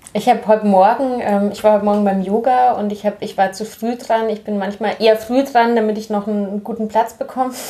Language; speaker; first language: German; native; German